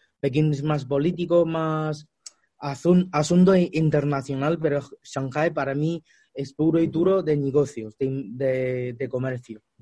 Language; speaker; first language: Spanish; non-native, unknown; Chinese